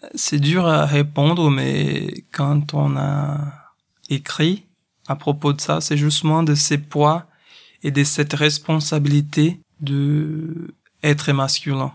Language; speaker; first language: French; non-native, fluent; Portuguese